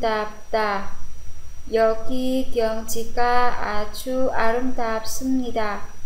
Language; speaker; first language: Korean; non-native, fluent; Vietnamese